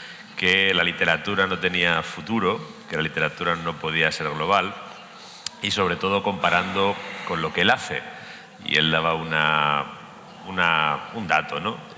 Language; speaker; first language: Spanish; native; Spanish